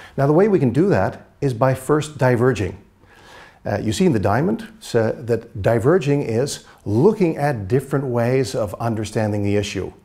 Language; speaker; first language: English; native; English